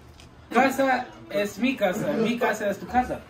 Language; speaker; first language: Spanish; early bilingual, heritage; English